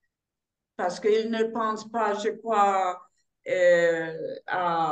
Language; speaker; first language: French; non-native, learner; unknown